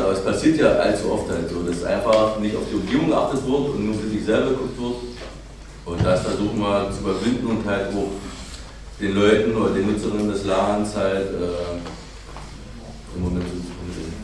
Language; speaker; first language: German; native; German